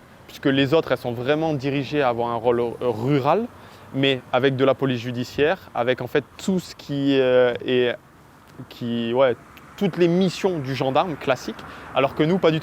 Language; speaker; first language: French; native; French